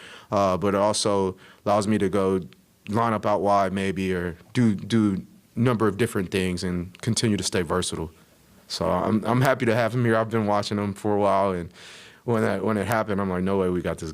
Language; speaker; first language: English; native; English